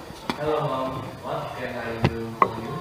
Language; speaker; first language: English; non-native, learner; Indonesian